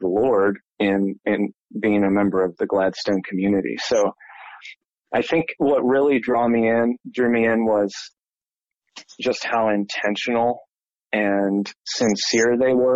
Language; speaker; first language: English; native; English